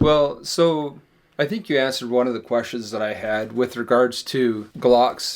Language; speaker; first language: English; native; English